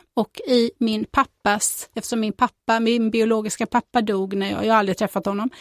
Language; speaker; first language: Swedish; native; Swedish